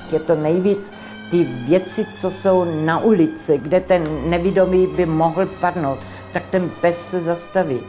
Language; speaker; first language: Czech; non-native, local second language; English